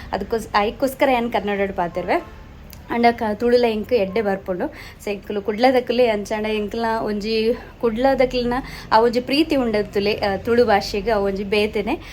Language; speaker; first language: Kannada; non-native, local second language; Tulu